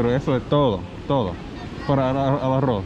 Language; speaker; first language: Spanish; non-native, learner; English